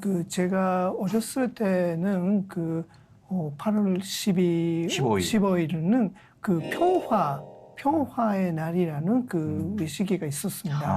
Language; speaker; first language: Korean; non-native, learner; Japanese